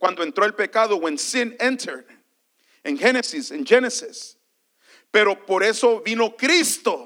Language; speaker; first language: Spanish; early bilingual, heritage; Spanish